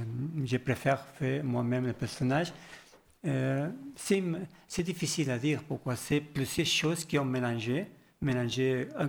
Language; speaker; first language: French; non-native, learner; Spanish